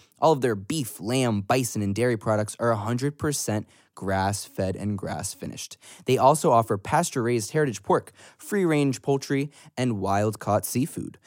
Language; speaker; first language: English; native; English